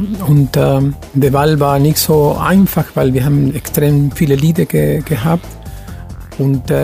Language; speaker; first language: German; non-native, fluent; Spanish